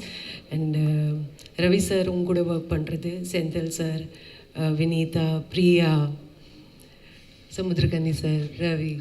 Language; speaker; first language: Tamil; non-native, fluent; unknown